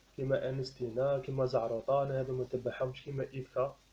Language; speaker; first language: French; non-native, local second language; Arabic